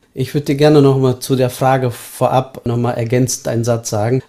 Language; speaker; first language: German; early bilingual, heritage; Estonian